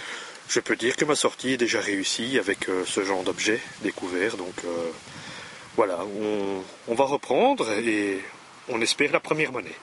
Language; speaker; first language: French; native; French